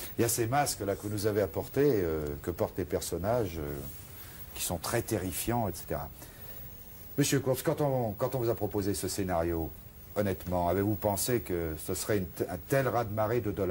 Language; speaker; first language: French; native; French